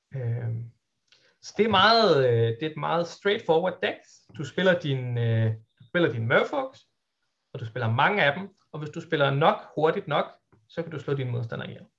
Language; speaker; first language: Danish; native; Danish